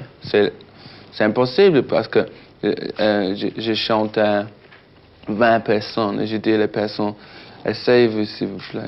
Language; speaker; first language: French; non-native, learner; English